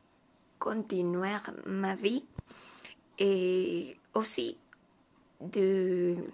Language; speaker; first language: French; non-native, learner; Spanish